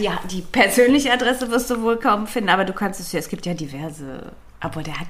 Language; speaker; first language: German; native; German